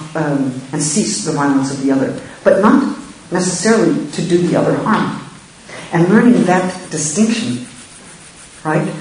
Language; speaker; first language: English; native; English